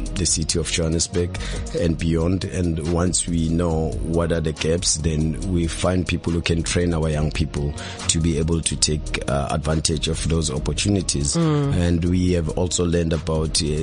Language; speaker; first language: English; non-native, local second language; Zulu